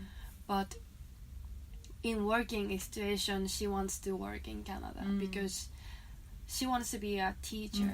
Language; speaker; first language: English; non-native, fluent; Japanese